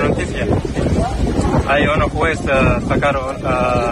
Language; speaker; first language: Spanish; non-native, learner; Arabic